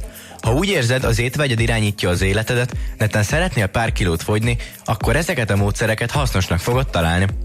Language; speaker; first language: Hungarian; native; Hungarian